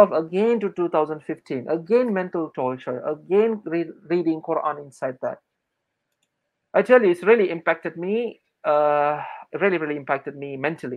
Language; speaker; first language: English; non-native, local second language; Malay